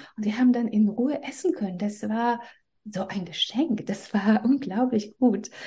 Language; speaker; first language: German; non-native, fluent; Russian